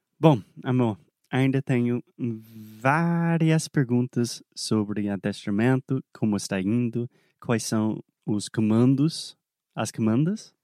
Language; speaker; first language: Portuguese; non-native, fluent; English